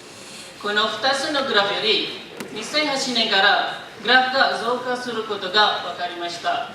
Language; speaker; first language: Japanese; non-native, learner; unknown